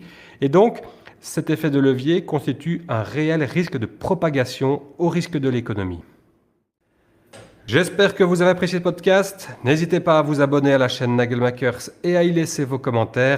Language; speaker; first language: French; native; French